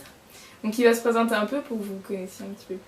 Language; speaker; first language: French; native; French